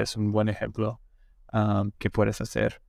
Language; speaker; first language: Spanish; non-native, learner; English